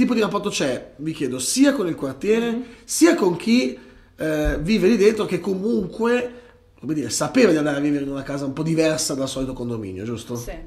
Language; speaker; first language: Italian; native; Italian